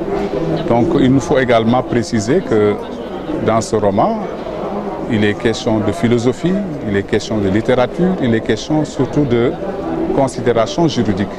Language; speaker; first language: French; non-native, local second language; Wolof